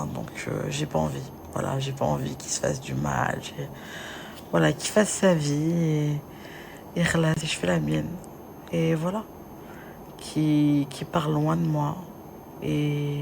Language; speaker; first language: French; native; French